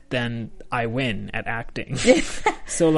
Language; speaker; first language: English; non-native, local second language; Hindi